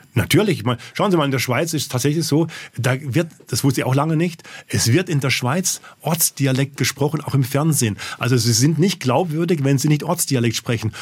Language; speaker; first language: German; native; German